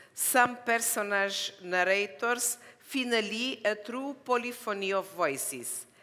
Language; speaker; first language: English; non-native, learner; Portuguese